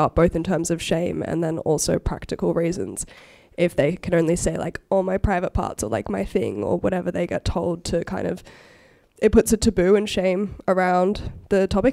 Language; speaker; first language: English; native; English